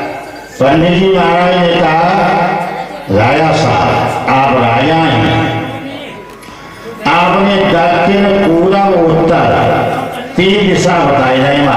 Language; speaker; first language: Hindi; native; Hindi